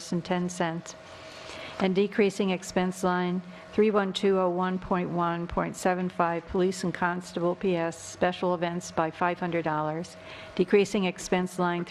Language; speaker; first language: English; native; English